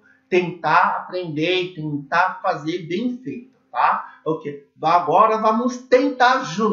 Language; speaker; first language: Portuguese; non-native, learner; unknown